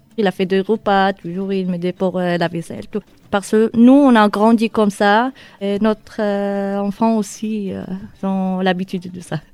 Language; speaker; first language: French; non-native, local second language; Arabic